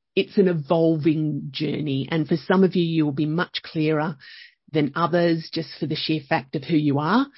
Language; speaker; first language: English; native; English